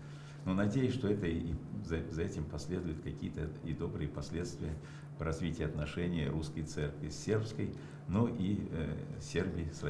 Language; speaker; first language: Russian; native; Russian